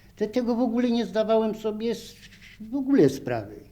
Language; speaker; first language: Polish; native; Polish